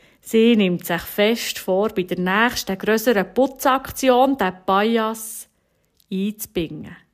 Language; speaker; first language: German; native; German